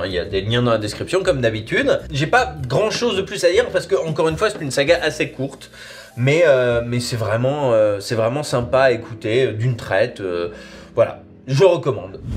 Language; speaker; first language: French; native; French